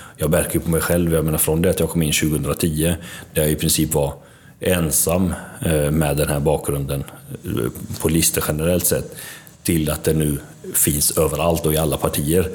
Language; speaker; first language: Swedish; early bilingual, other home language; Albanian